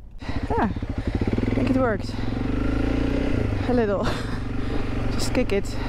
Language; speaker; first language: English; non-native, fluent; Dutch